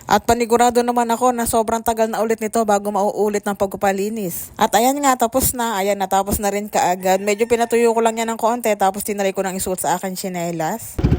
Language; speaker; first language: Filipino; native; Filipino